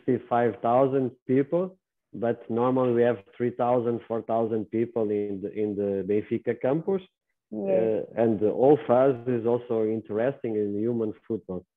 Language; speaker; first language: English; non-native, learner; Portuguese